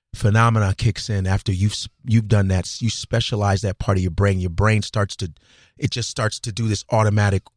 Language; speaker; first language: English; native; English